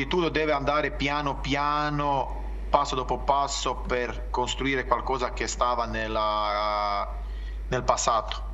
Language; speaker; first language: Italian; non-native, fluent; Croatian